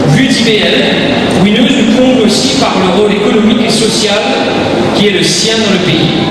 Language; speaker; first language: French; native; French